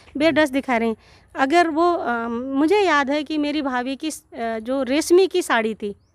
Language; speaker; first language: Hindi; native; Hindi